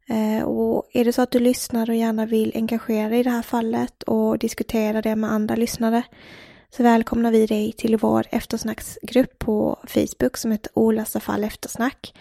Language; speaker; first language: Swedish; native; Swedish